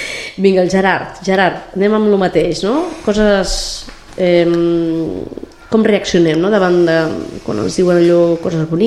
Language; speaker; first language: Catalan; native; Catalan